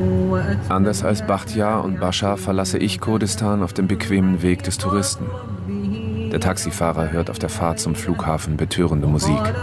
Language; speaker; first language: German; native; German